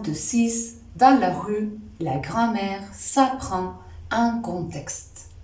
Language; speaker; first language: French; non-native, fluent; Spanish